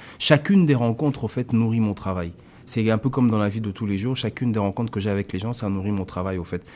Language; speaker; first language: French; non-native, local second language; Lingala